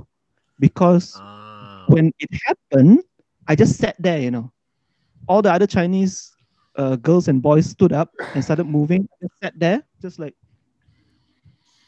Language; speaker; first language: English; native; English